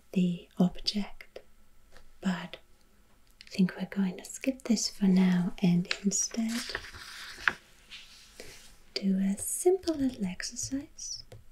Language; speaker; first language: English; non-native, fluent; German